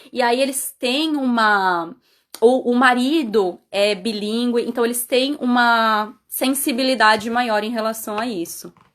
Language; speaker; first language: Portuguese; native; Portuguese